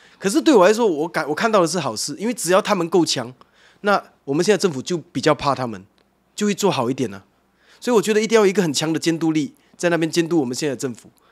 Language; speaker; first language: Chinese; native; Chinese